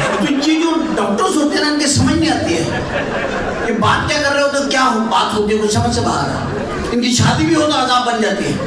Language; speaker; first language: Urdu; native; Urdu